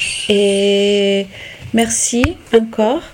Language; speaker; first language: French; non-native, learner; Italian